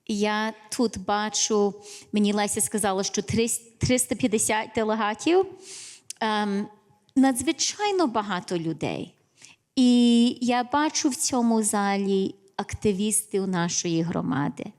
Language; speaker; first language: Ukrainian; early bilingual, heritage; English